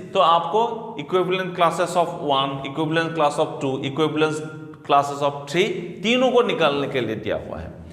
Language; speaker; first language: Hindi; non-native, local second language; Assamese